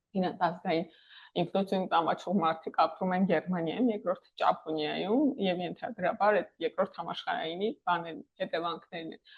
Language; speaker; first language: Armenian; native; Armenian